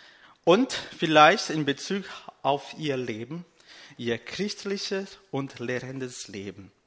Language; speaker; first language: German; non-native, fluent; Portuguese